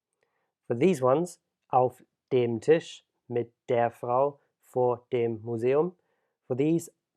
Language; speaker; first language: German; non-native, fluent; English